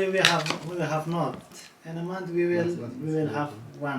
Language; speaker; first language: English; non-native, learner; Hazaragi